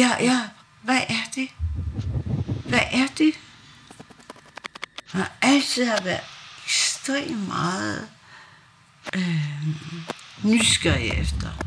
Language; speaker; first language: Danish; non-native, local second language; Kalaallisut